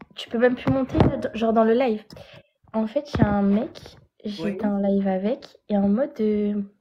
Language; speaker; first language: French; native; French